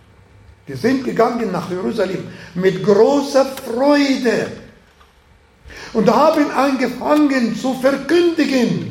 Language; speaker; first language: German; non-native, learner; Arabic